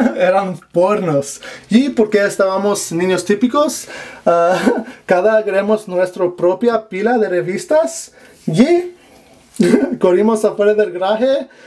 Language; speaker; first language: Spanish; non-native, learner; English